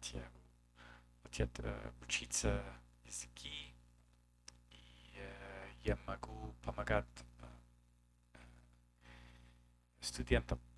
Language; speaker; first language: Russian; non-native, learner; English